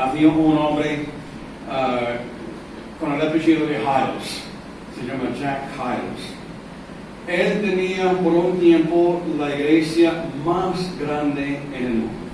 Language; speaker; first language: Spanish; non-native, fluent; English